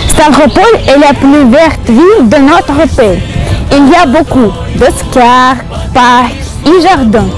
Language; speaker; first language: French; non-native, learner; Russian